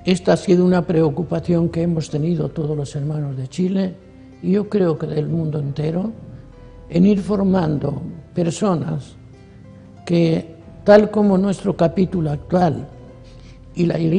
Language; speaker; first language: Spanish; native; Spanish